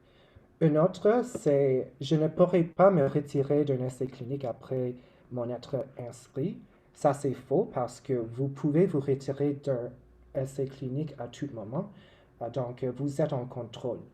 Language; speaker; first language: French; non-native, local second language; English